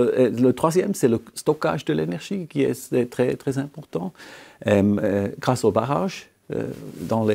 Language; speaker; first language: French; non-native, local second language; German